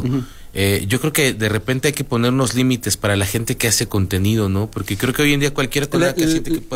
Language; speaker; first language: Spanish; native; Spanish